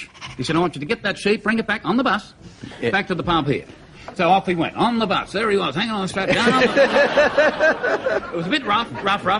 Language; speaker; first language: English; native; English